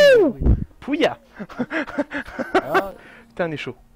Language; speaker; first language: French; native; French